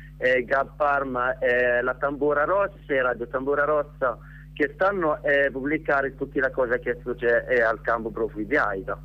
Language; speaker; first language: Italian; non-native, learner; Arabic